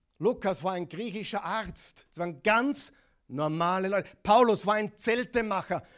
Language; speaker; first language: German; non-native, fluent; English